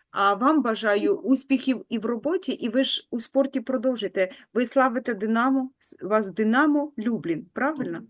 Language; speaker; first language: Ukrainian; native; Ukrainian